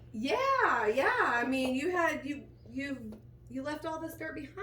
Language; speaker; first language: English; native; English